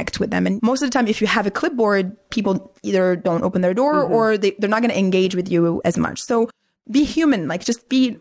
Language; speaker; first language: English; non-native, fluent; Arabic